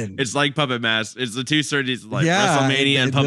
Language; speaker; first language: English; native; English